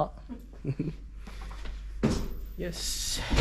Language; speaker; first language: Swedish; non-native, learner; Somali